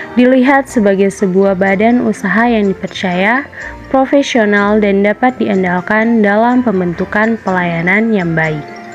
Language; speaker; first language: Indonesian; native; Indonesian